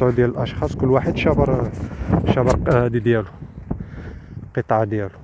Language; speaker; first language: Arabic; native; Arabic